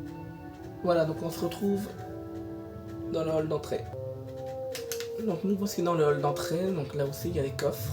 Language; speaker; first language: French; native; French